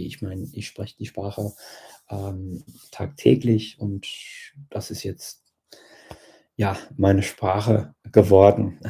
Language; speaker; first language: German; non-native, fluent; English